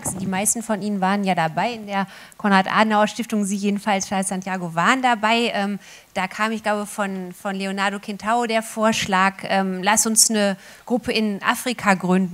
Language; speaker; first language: German; native; German